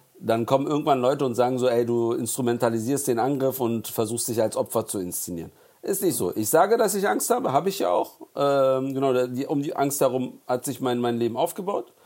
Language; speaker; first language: German; early bilingual, other home language; Turkish